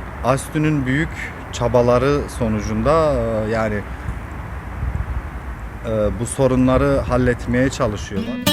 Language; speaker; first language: Turkish; native; Turkish